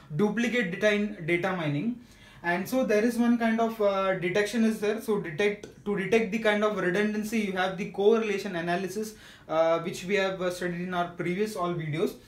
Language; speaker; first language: English; non-native, local second language; Marathi